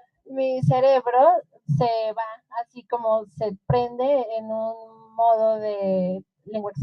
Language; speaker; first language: Spanish; native; Spanish